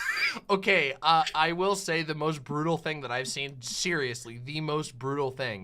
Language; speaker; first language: English; native; English